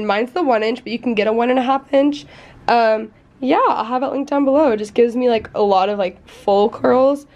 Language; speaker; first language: English; native; English